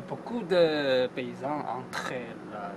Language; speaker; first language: French; non-native, learner; Chinese